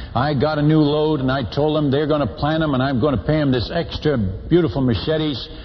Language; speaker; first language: English; non-native, fluent; Dutch